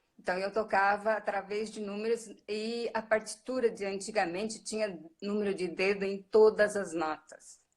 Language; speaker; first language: Portuguese; early bilingual, other home language; Japanese